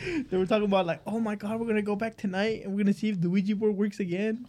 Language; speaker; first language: English; early bilingual, other home language; Spanish